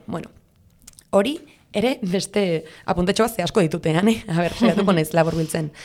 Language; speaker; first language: Basque; non-native, local second language; Spanish